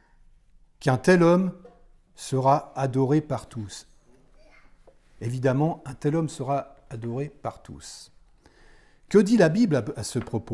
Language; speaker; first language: French; native; French